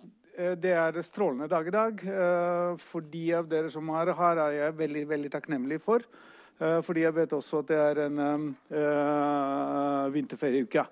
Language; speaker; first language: Norwegian; non-native, fluent; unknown